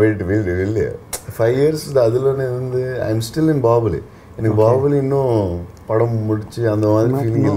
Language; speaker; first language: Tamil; non-native, learner; Telugu